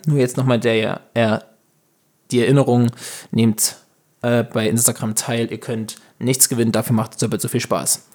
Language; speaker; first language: German; native; German